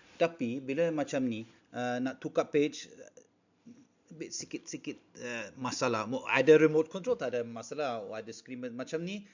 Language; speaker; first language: Malay; non-native, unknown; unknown